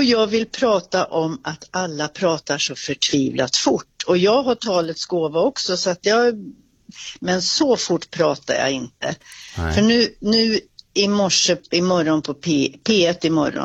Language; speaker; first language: Swedish; native; Swedish